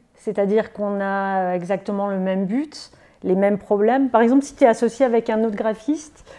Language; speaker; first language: French; native; French